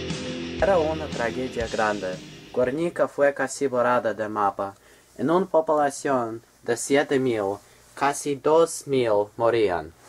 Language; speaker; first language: Spanish; non-native, learner; English